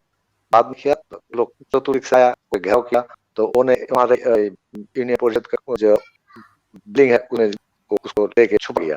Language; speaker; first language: Hindi; non-native, learner; Bangla